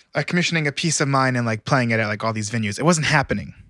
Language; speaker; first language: English; native; English